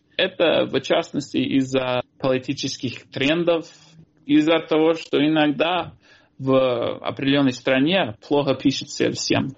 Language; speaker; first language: Russian; non-native, fluent; English